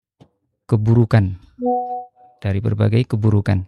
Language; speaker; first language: Indonesian; native; Indonesian